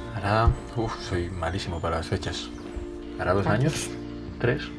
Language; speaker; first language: Spanish; native; Spanish